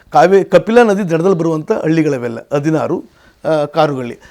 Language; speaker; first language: Kannada; native; Kannada